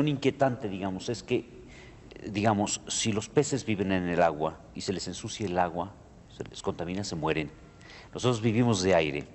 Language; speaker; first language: Spanish; native; Spanish